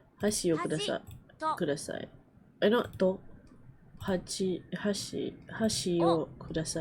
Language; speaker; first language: Japanese; non-native, learner; English